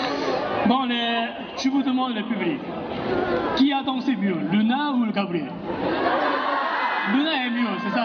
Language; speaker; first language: French; non-native, fluent; Korean